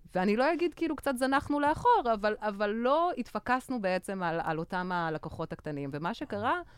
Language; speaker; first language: Hebrew; non-native, fluent; French